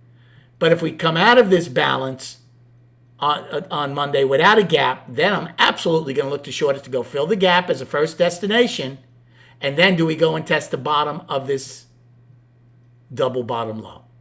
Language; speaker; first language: English; native; English